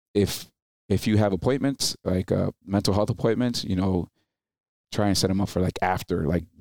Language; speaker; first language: English; early bilingual, other home language; Spanish